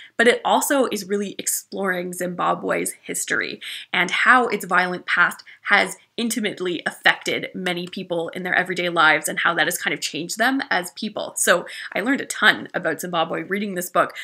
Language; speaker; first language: English; native; English